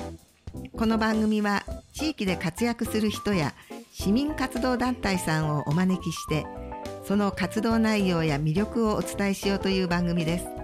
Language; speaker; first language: Japanese; native; Japanese